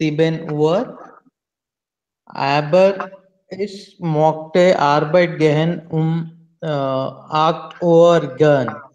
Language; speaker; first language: German; non-native, learner; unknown